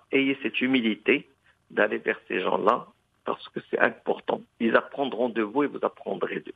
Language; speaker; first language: French; non-native, local second language; Arabic